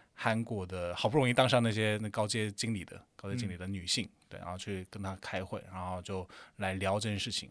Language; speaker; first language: Chinese; non-native, fluent; Korean